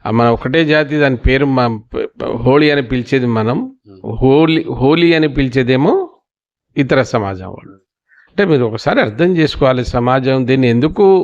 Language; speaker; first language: Telugu; non-native, local second language; Lambadi